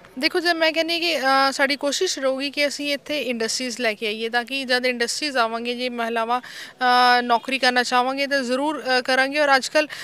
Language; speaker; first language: Punjabi; native; Punjabi